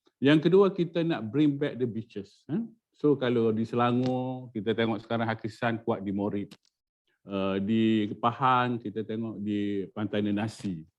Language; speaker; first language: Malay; native; Malay